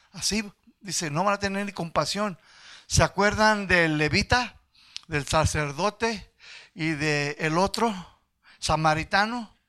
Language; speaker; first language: Spanish; early bilingual, heritage; Spanish